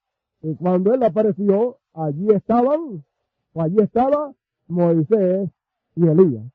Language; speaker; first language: Spanish; native; Spanish